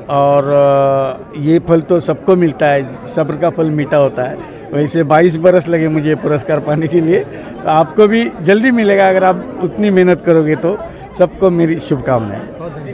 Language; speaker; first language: Hindi; non-native, local second language; Marathi